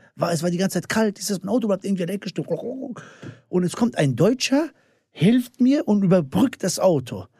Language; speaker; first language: German; early bilingual, other home language; Bosnian